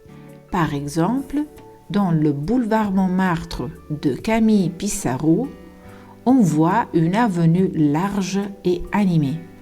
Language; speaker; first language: French; non-native, fluent; Italian